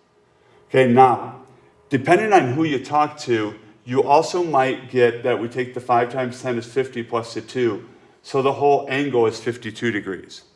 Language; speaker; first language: English; native; English